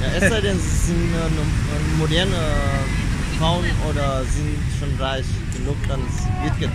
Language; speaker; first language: German; non-native, fluent; Vietnamese